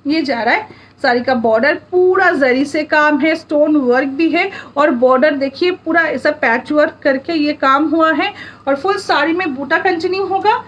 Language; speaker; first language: Hindi; non-native, local second language; Bangla